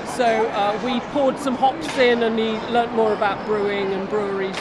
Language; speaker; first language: English; native; English